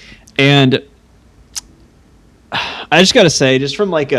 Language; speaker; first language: English; native; English